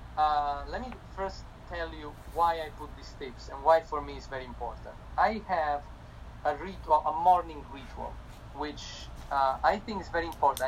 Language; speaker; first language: English; non-native, fluent; Italian